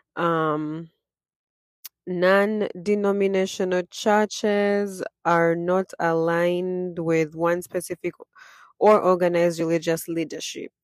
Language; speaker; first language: English; non-native, local second language; Ganda